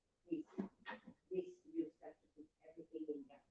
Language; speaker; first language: English; non-native, learner; French